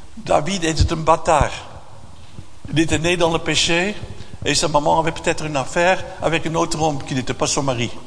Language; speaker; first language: French; non-native, fluent; Dutch